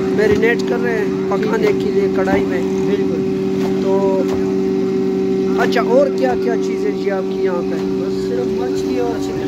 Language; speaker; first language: Urdu; non-native, local second language; Pashto